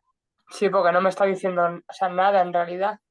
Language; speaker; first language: Spanish; native; Spanish